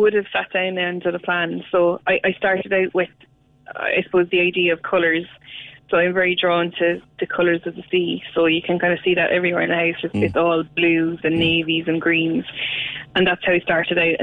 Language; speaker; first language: English; native; English